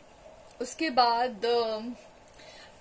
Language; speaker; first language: Hindi; native; Hindi